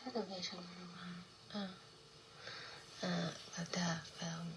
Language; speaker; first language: English; non-native, learner; Chinese